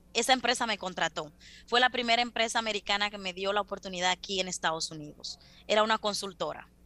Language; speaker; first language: Spanish; native; Spanish